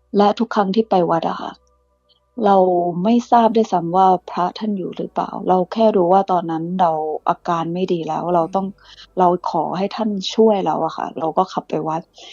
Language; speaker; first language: Thai; early bilingual, other home language; English